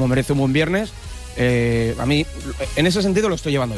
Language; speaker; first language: Spanish; native; Spanish